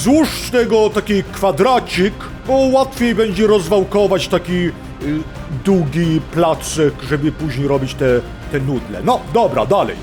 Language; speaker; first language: Polish; non-native, fluent; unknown